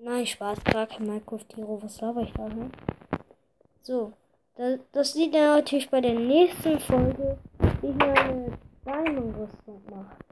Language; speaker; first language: German; early bilingual, other home language; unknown